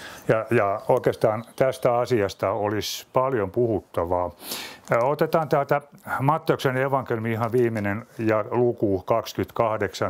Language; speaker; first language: Finnish; native; Finnish